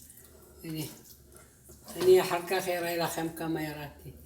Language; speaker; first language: Hebrew; non-native, fluent; Arabic